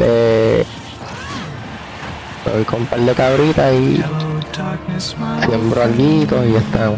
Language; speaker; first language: Spanish; native; Spanish